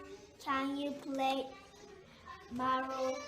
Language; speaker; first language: English; non-native, learner; Japanese